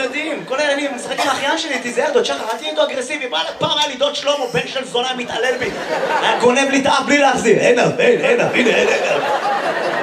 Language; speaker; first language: Hebrew; native; Hebrew